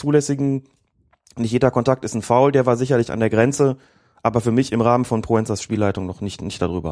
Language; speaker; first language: German; native; German